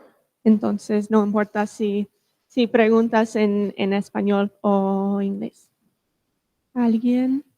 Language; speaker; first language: Spanish; non-native, fluent; English